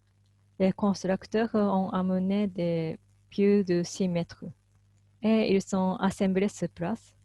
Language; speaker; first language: French; non-native, fluent; Japanese